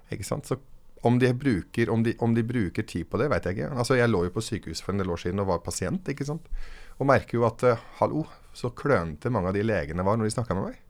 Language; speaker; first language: Norwegian; early bilingual, other home language; Arabic